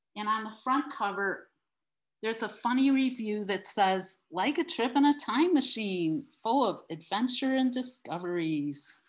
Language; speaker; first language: English; native; English